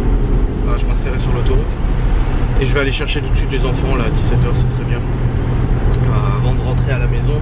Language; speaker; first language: French; native; French